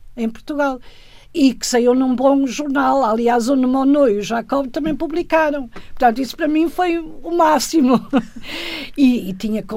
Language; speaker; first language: Portuguese; native; Portuguese